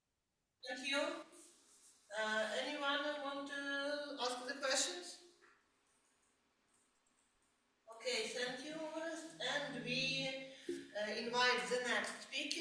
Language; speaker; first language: English; non-native, learner; Ukrainian